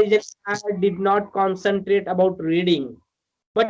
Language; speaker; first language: English; non-native, learner; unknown